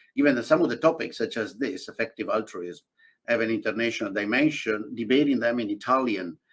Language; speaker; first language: English; non-native, fluent; Italian